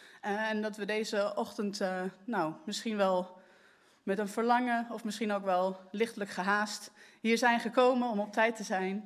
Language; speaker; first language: Dutch; native; Dutch